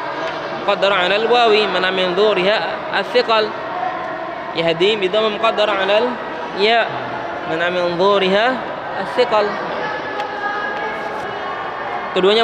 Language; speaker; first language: Arabic; non-native, fluent; Indonesian